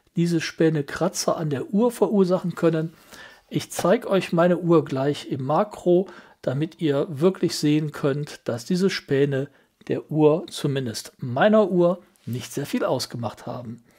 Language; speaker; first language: German; native; German